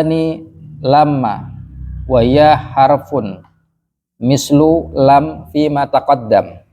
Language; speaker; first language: Arabic; non-native, fluent; Indonesian